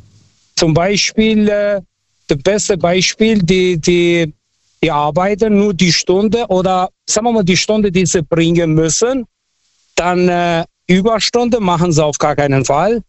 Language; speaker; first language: German; non-native, fluent; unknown